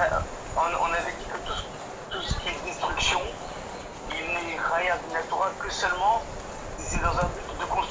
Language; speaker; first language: French; native; French